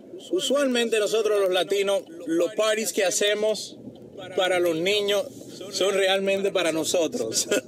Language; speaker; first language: Spanish; native; Spanish